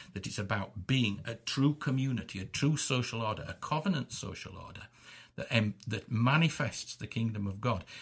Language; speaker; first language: English; native; English